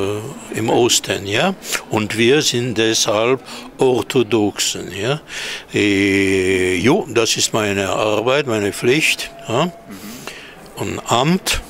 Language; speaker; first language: German; non-native, fluent; Hebrew